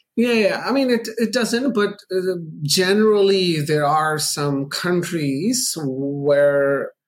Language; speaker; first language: English; non-native, local second language; Urdu